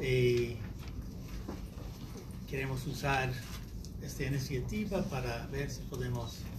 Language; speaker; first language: Spanish; non-native, fluent; English